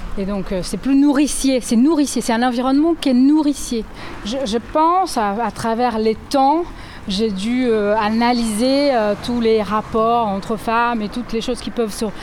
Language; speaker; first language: French; non-native, fluent; Portuguese